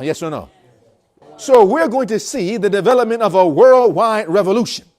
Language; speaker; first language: English; native; English